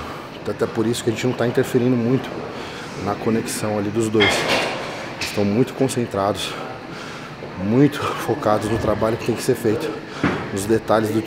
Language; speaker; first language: Portuguese; native; Portuguese